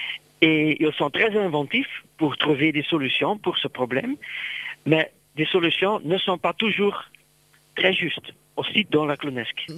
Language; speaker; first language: French; non-native, local second language; Dutch